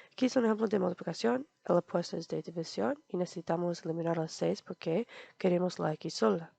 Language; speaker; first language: Spanish; non-native, learner; English